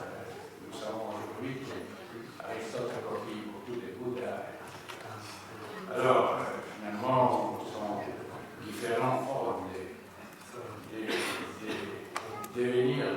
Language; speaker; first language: French; non-native, learner; Spanish